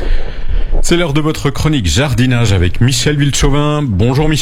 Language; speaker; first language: French; native; French